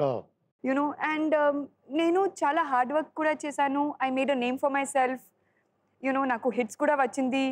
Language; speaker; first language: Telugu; non-native, learner; Sindhi